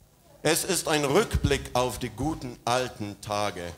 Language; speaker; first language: German; non-native, fluent; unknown